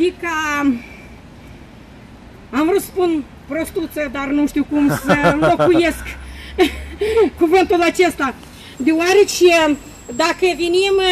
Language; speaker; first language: Romanian; non-native, local second language; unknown